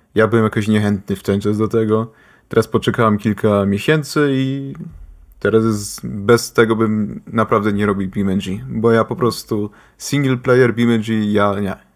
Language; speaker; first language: Polish; early bilingual, heritage; Polish